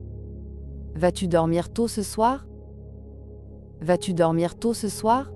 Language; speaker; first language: French; native; French